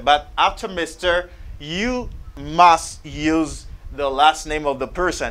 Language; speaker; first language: English; non-native, fluent; Haitian Creole